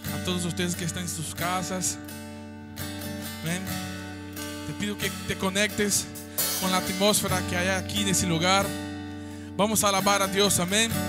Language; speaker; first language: Spanish; non-native, fluent; Portuguese